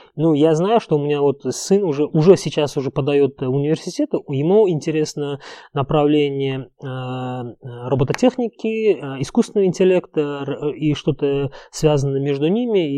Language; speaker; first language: Russian; non-native, local second language; Uzbek